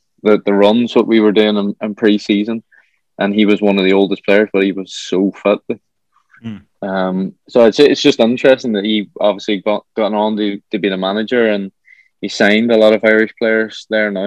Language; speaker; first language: English; native; English